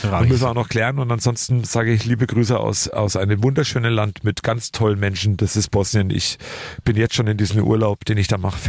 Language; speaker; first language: German; native; German